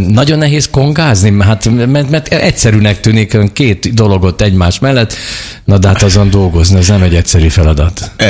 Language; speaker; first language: Hungarian; native; Hungarian